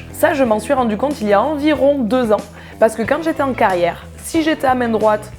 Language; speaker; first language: French; native; French